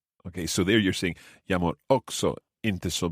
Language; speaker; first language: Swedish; non-native, learner; English